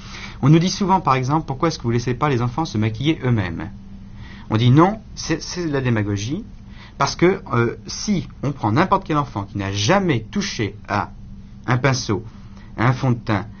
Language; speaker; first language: French; native; French